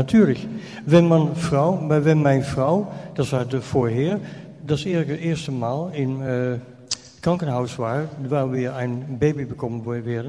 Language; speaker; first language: German; non-native, fluent; Dutch